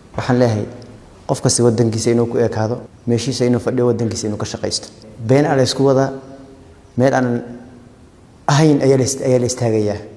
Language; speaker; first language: Somali; non-native, local second language; Oromo